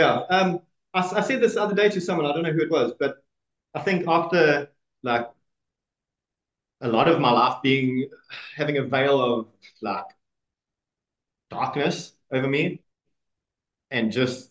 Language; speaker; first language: English; native; English